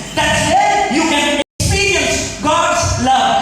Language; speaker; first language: English; non-native, local second language; Telugu